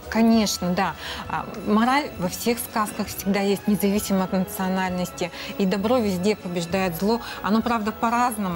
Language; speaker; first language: Russian; native; Russian